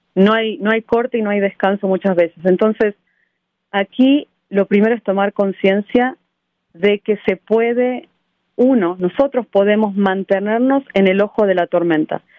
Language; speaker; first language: Spanish; native; Spanish